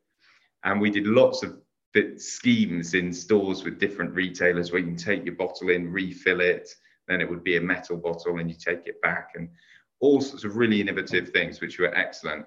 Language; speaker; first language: English; native; English